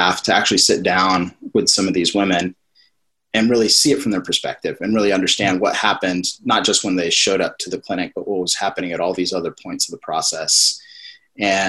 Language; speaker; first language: English; native; English